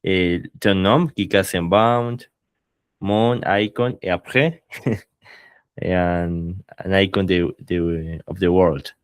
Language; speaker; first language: French; non-native, learner; Spanish